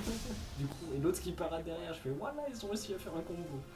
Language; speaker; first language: French; native; French